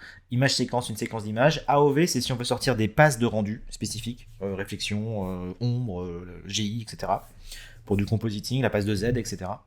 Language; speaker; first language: French; native; French